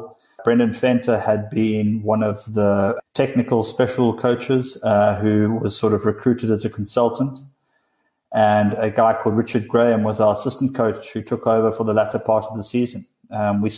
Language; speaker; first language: English; native; English